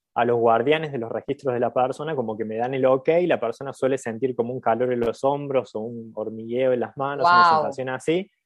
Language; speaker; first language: Spanish; native; Spanish